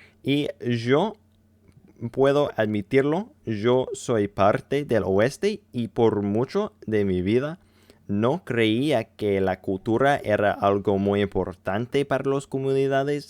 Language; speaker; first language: Spanish; non-native, learner; English